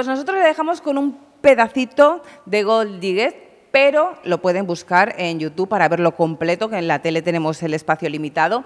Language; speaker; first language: Spanish; native; Spanish